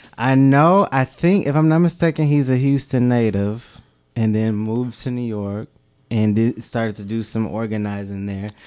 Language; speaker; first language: English; native; English